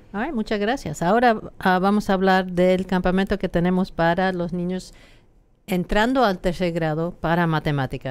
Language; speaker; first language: Spanish; non-native, fluent; English